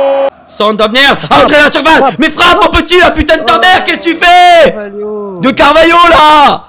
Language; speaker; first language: French; native; French